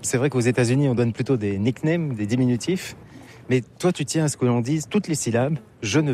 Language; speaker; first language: French; native; French